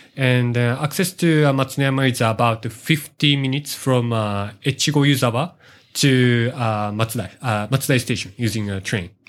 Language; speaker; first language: English; non-native, learner; Japanese